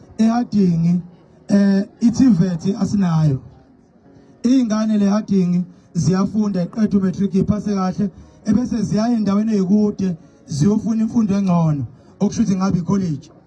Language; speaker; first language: Zulu; native; Zulu